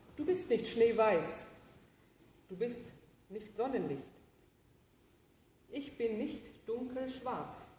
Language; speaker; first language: German; native; German